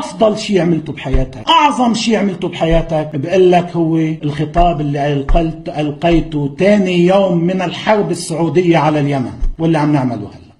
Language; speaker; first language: Arabic; native; Arabic